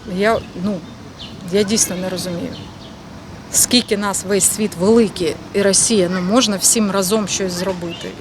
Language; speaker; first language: Ukrainian; non-native, local second language; Russian